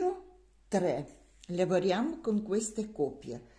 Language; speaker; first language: Italian; non-native, learner; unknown